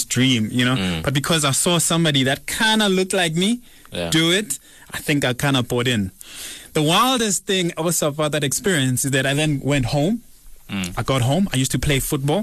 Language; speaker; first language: English; non-native, local second language; Zulu